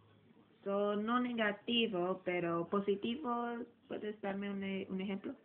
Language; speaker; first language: Spanish; early bilingual, heritage; English